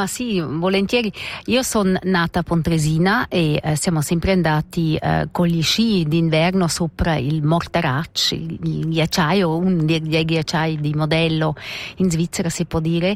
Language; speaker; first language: Italian; non-native, local second language; German